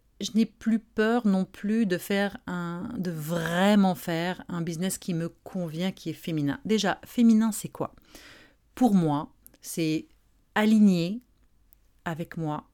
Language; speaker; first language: French; non-native, local second language; Arabic